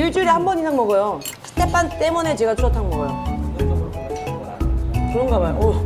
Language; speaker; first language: Korean; native; Korean